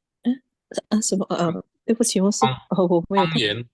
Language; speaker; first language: Chinese; non-native, learner; Indonesian